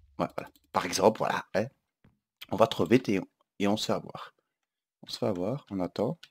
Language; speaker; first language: French; native; French